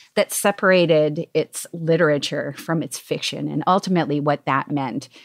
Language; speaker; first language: English; native; English